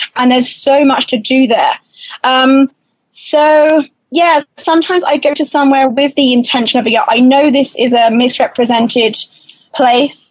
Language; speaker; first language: English; native; English